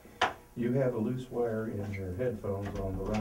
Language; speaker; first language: English; native; English